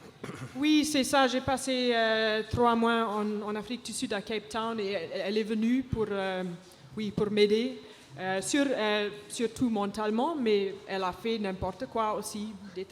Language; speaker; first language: French; non-native, fluent; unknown